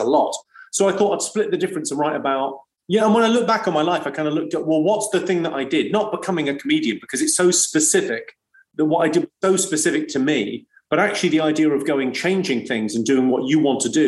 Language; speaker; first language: English; native; English